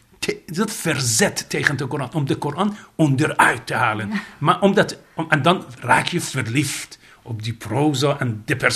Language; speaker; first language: Dutch; non-native, fluent; Persian